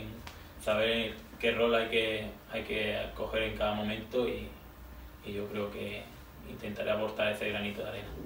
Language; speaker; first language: Spanish; native; Spanish